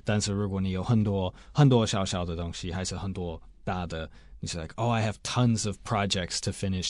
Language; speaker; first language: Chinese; non-native, fluent; English